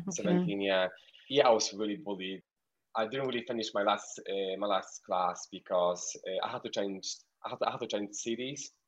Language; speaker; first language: English; non-native, fluent; Polish